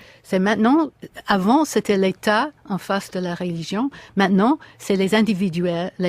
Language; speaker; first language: French; non-native, fluent; English